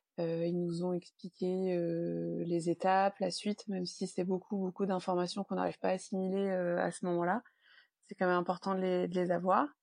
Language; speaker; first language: French; native; French